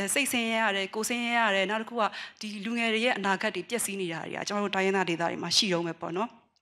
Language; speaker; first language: Burmese; non-native, local second language; Kachin